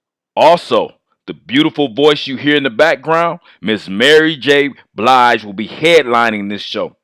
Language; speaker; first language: English; native; English